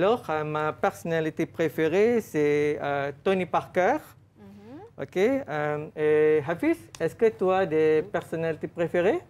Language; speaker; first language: French; non-native, fluent; Malay